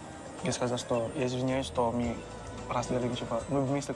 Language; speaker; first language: Russian; non-native, learner; Indonesian